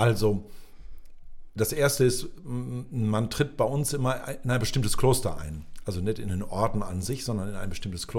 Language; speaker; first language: German; native; German